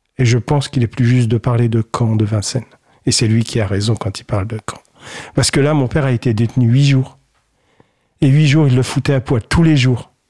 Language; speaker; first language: French; early bilingual, other home language; Kabyle